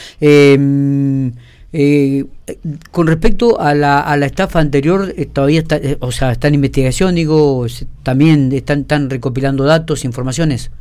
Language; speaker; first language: Spanish; native; Spanish